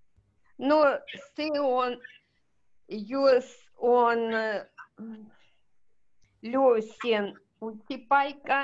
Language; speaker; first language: Finnish; non-native, learner; Russian